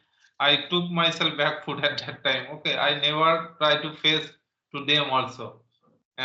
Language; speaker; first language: English; non-native, local second language; Santali